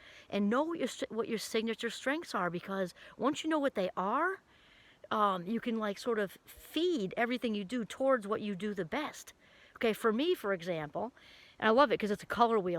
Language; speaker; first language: English; native; English